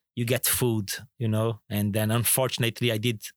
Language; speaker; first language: English; non-native, fluent; Portuguese